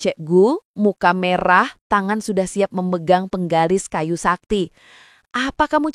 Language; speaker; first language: Indonesian; native; Indonesian